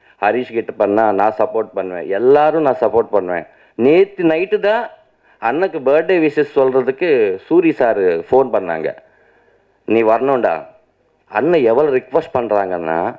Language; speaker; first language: Tamil; non-native, local second language; Telugu